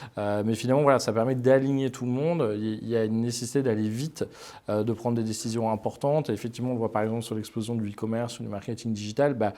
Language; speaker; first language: French; native; French